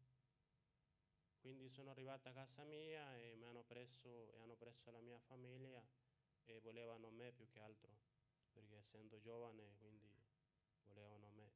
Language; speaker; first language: Italian; non-native, fluent; Spanish